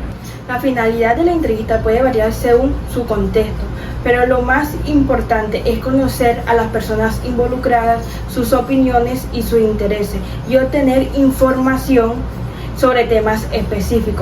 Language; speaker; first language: Spanish; native; Spanish